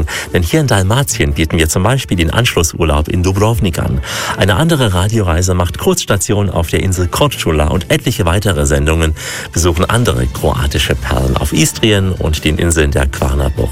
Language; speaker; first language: German; native; German